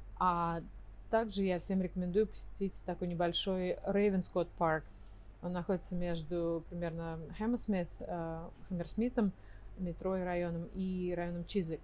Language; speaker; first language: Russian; native; Russian